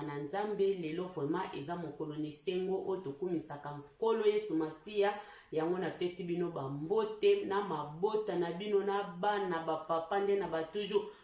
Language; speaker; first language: Lingala; early bilingual, heritage; Lingala